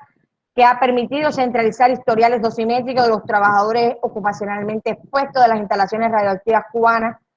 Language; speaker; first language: Spanish; native; Spanish